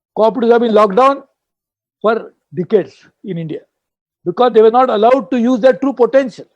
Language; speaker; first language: English; non-native, local second language; Marathi